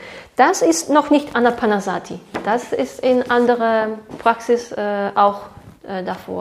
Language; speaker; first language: German; non-native, fluent; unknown